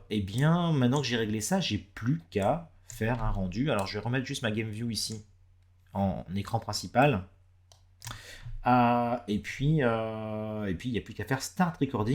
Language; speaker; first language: French; native; French